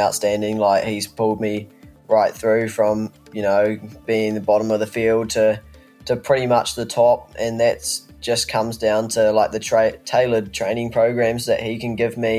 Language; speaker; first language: English; native; English